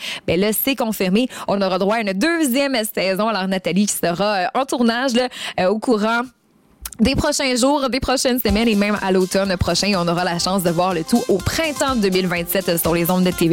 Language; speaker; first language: French; native; French